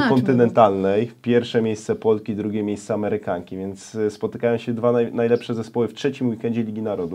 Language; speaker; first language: Polish; native; Polish